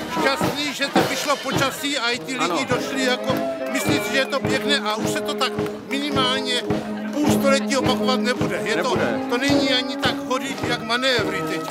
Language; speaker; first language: Czech; native; Czech